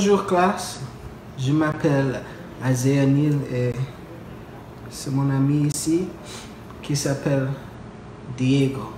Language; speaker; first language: French; non-native, learner; English